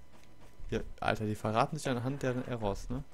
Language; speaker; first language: German; native; German